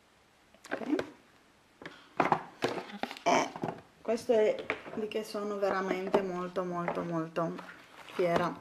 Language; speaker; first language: Italian; non-native, fluent; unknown